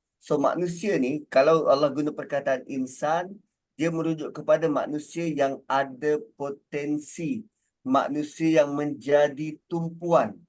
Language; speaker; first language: Malay; native; Malay